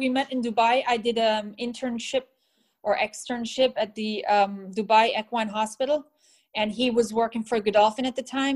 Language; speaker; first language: English; native; English